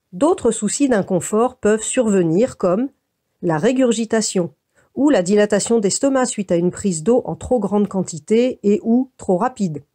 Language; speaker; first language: French; native; French